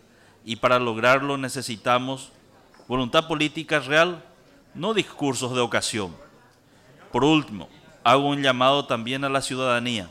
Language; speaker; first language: Spanish; native; Spanish